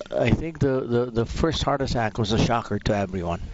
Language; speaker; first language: English; non-native, local second language; Filipino